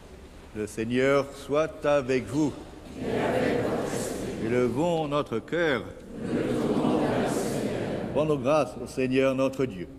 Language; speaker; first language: French; native; French